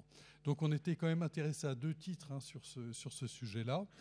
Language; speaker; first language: French; native; French